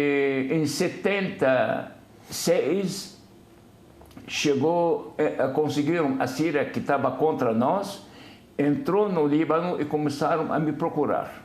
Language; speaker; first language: Portuguese; non-native, fluent; Arabic